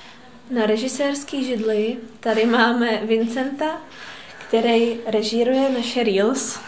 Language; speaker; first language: Czech; native; Czech